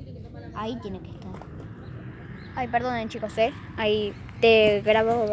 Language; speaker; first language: Spanish; native; Spanish